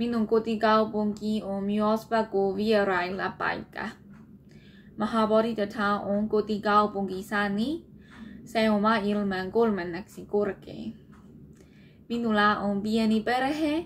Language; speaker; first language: Finnish; non-native, learner; Burmese